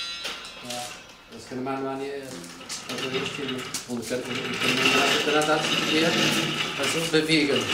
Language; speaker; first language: German; non-native, learner; Portuguese